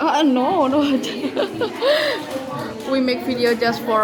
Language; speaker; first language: English; non-native, learner; Indonesian